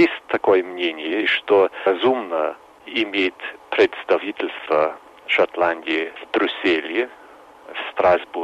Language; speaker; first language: Russian; non-native, fluent; English